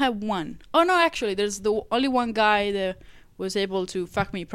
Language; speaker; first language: English; non-native, fluent; Italian